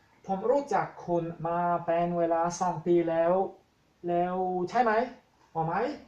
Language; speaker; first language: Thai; non-native, fluent; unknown